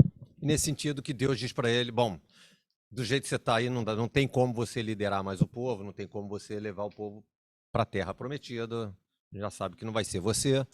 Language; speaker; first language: Portuguese; native; Portuguese